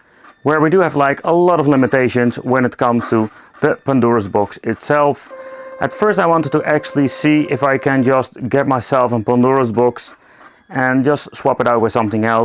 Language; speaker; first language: English; non-native, fluent; Dutch